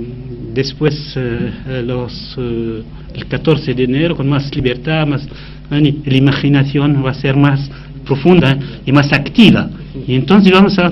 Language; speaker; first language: Spanish; non-native, fluent; Arabic